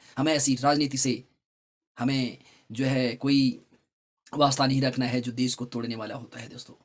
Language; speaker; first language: Hindi; native; Hindi